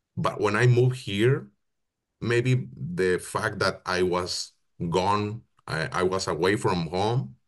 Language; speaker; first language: English; non-native, fluent; Spanish